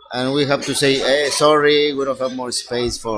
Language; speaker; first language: English; non-native, fluent; Spanish